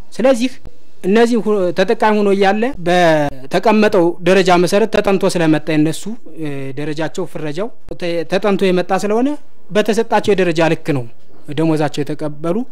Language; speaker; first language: Amharic; native; Amharic